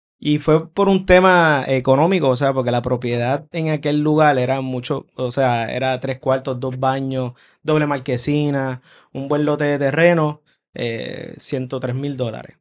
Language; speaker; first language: Spanish; native; Spanish